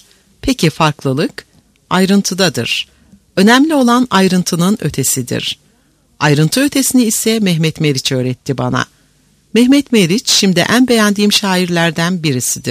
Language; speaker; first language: Turkish; native; Turkish